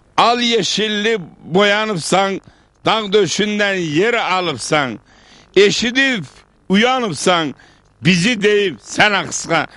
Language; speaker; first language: Turkish; early bilingual, heritage; Turkish